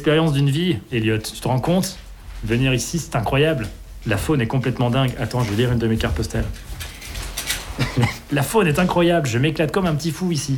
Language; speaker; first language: French; native; French